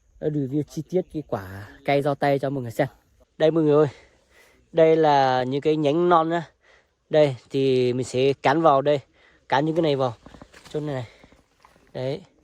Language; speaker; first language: Vietnamese; non-native, local second language; Hmong